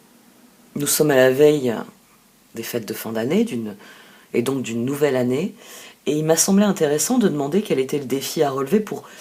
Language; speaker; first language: French; native; French